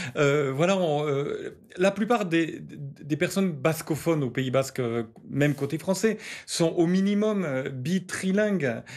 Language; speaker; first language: French; native; French